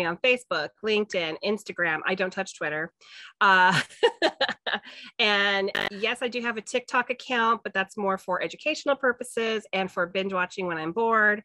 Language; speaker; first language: English; native; English